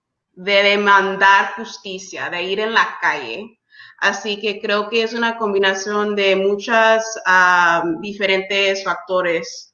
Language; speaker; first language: Spanish; early bilingual, heritage; English